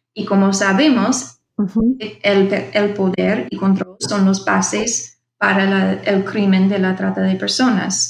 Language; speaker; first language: Spanish; non-native, fluent; English